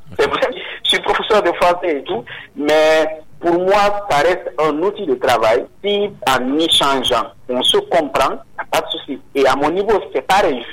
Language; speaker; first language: French; non-native, local second language; Susu